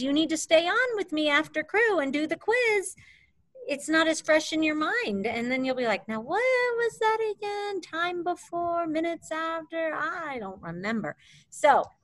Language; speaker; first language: English; native; English